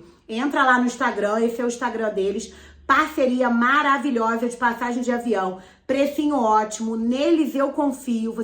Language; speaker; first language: Portuguese; native; Portuguese